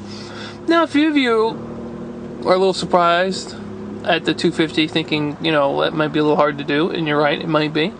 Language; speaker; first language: English; native; English